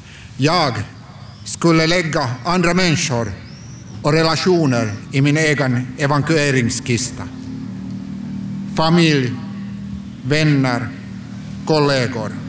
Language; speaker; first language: Swedish; non-native, local second language; Finnish